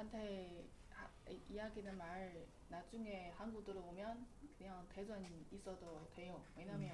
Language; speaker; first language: Korean; non-native, learner; Chinese